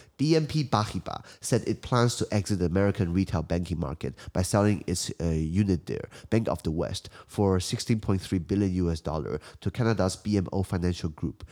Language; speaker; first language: English; non-native, fluent; Chinese